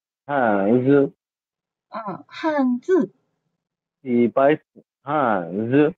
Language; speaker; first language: Chinese; non-native, learner; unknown